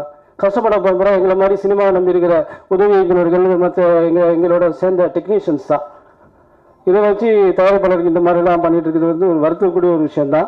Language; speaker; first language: Tamil; native; Tamil